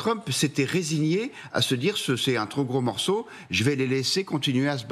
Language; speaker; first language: French; native; French